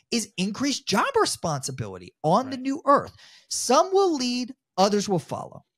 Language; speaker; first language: English; native; English